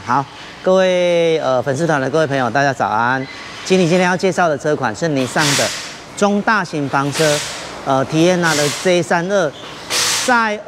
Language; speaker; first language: Chinese; native; Chinese